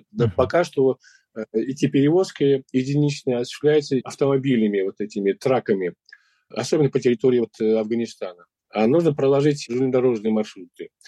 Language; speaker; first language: Russian; non-native, local second language; Uzbek